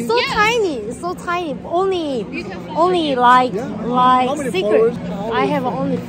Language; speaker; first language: English; non-native, learner; Korean